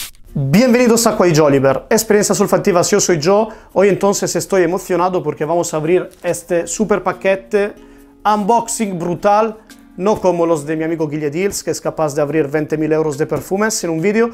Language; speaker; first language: Spanish; non-native, fluent; Italian